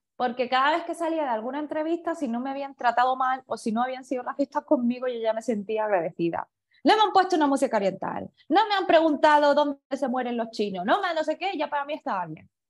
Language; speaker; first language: Spanish; early bilingual, other home language; Chinese